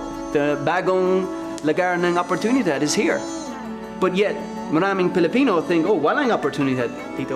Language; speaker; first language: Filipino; non-native, learner; English